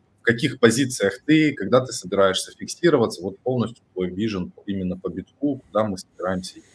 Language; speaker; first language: Russian; native; Russian